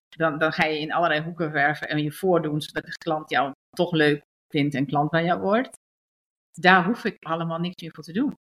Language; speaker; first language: Dutch; early bilingual, other home language; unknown